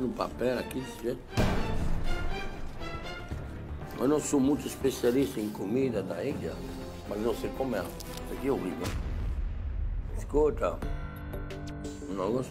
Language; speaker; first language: Portuguese; non-native, fluent; French